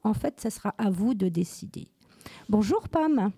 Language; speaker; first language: French; native; French